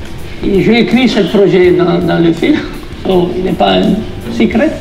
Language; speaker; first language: French; non-native, learner; Italian